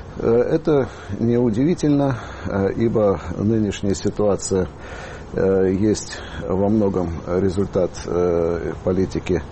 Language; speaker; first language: Russian; native; Russian